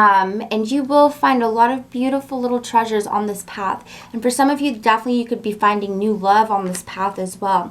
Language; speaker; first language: English; native; English